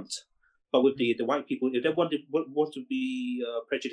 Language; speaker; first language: English; non-native, local second language; Cantonese